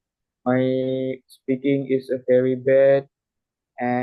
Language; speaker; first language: English; non-native, learner; Indonesian